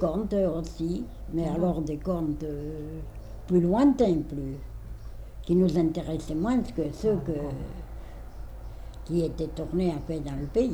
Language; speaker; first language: French; native; French